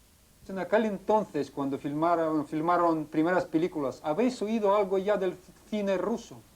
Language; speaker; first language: Spanish; non-native, fluent; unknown